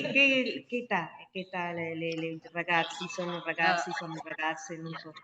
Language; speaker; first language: Italian; non-native, fluent; Spanish